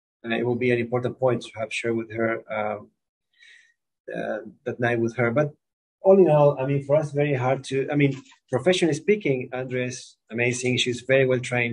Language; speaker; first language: English; non-native, fluent; Spanish